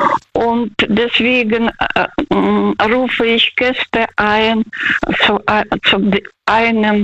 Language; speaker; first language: German; non-native, fluent; Russian